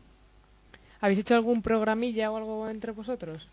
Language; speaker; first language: Spanish; native; Spanish